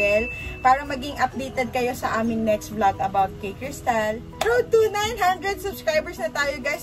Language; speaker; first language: Filipino; native; Filipino